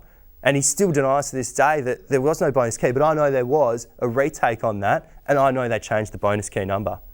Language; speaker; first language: English; native; English